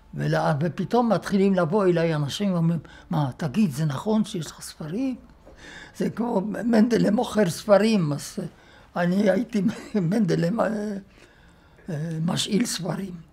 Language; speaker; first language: Hebrew; non-native, fluent; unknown